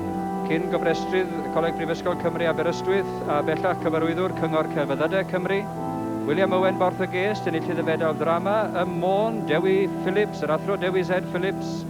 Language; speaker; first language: Welsh; native; Welsh